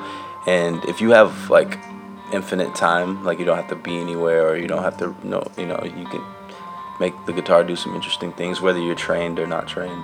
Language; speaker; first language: English; native; English